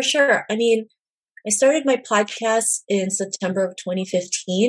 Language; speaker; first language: English; native; English